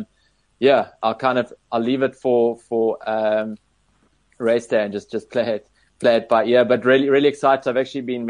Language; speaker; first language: English; native; English